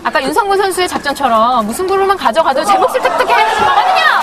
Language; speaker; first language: Korean; native; Korean